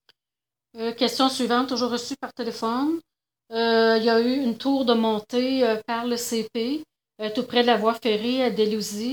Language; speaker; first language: French; native; French